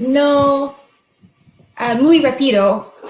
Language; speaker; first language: Spanish; non-native, learner; English